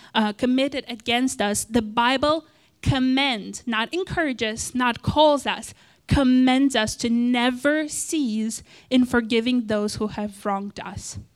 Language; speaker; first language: English; non-native, fluent; Romanian